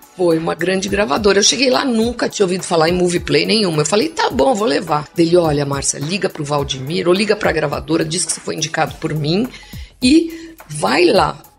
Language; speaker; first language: Portuguese; non-native, local second language; English